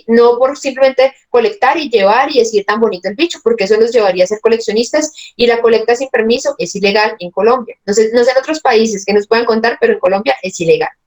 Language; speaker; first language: Spanish; native; Spanish